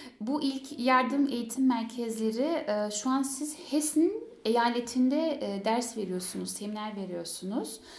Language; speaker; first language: Turkish; early bilingual, heritage; Turkish